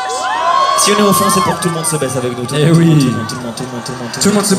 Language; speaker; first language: French; native; French